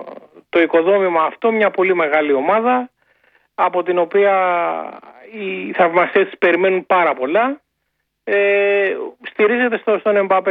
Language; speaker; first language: Greek; native; Greek